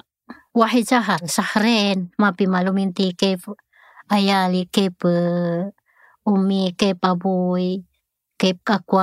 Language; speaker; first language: Arabic; non-native, learner; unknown